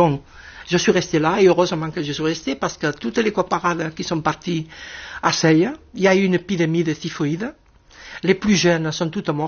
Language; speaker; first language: French; non-native, fluent; Spanish